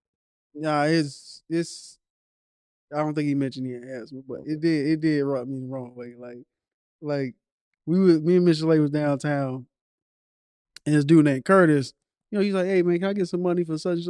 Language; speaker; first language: English; native; English